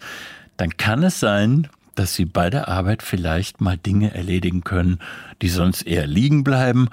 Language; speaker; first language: German; native; German